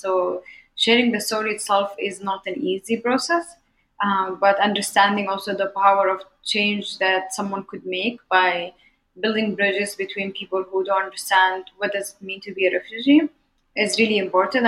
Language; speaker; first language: English; non-native, fluent; Arabic